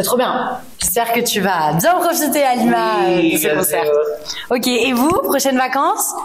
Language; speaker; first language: French; native; French